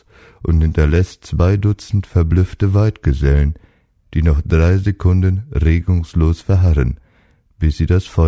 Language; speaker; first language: German; native; German